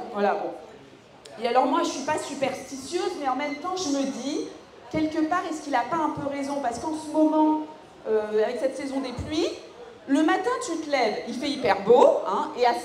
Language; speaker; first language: French; native; French